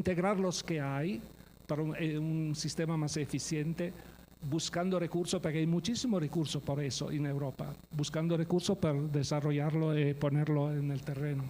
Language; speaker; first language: Spanish; non-native, fluent; Italian